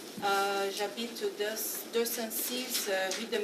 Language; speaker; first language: French; non-native, fluent; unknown